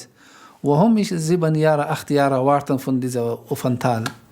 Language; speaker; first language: German; non-native, learner; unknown